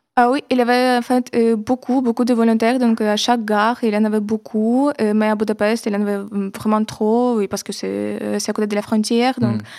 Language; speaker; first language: French; non-native, fluent; Ukrainian